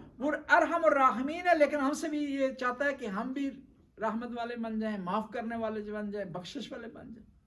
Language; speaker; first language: Urdu; non-native, local second language; Punjabi